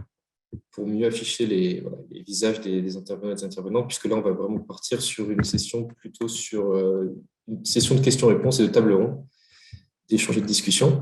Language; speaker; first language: French; native; French